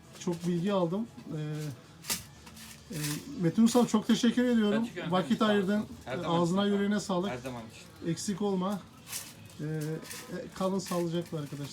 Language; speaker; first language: Turkish; native; Turkish